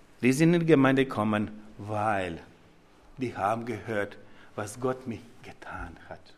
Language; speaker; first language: German; non-native, fluent; Serbian